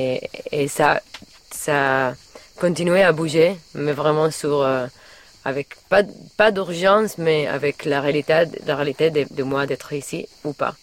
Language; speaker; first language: French; non-native, learner; Catalan